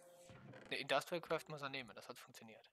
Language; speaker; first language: German; native; German